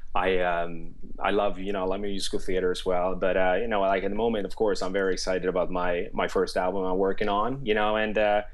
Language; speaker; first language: English; non-native, fluent; Swedish